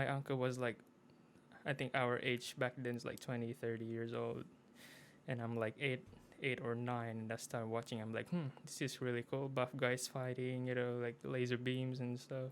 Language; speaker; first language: English; non-native, local second language; Filipino